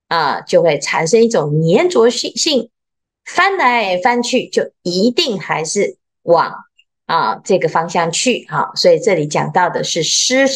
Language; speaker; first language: Chinese; native; Chinese